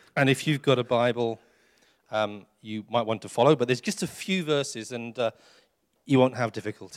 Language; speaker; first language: English; native; English